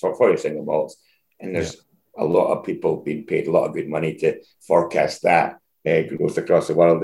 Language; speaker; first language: English; native; English